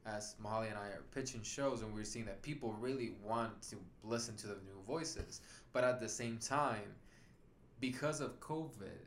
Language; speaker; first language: English; non-native, fluent; Spanish